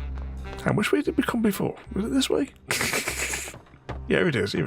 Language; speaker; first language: English; native; English